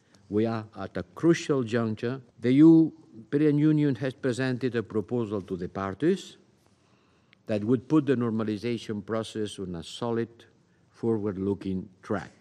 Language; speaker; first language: English; non-native, fluent; Spanish